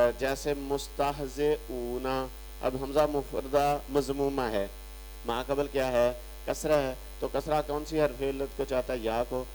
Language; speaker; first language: Urdu; non-native, local second language; Punjabi